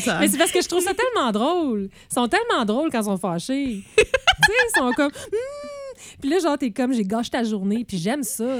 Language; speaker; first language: French; native; French